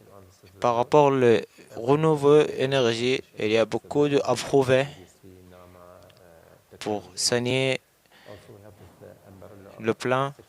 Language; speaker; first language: French; non-native, learner; Arabic